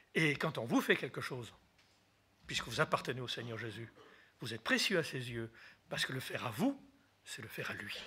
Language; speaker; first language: French; native; French